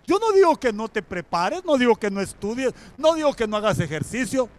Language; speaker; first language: Spanish; native; Spanish